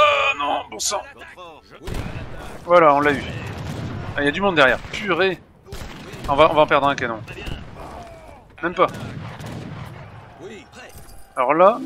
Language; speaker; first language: French; native; French